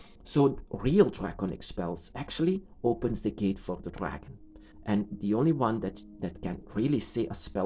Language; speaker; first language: English; non-native, fluent; Dutch